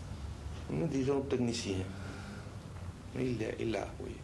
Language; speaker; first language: French; non-native, fluent; Spanish